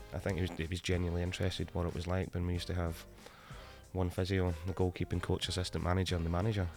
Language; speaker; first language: English; native; English